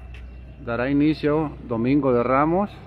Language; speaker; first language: Spanish; native; Spanish